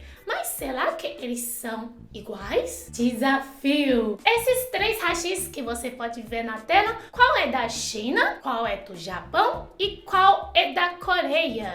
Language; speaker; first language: Portuguese; non-native, fluent; Chinese